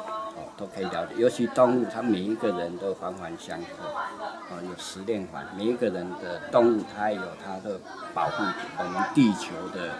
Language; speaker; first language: Chinese; native; Chinese